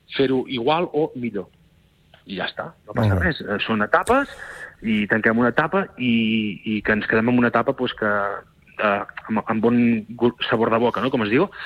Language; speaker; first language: Catalan; native; Catalan